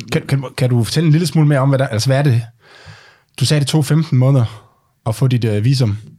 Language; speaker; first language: Danish; native; Danish